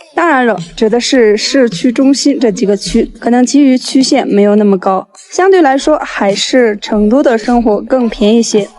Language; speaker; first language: Chinese; non-native, local second language; Tibetan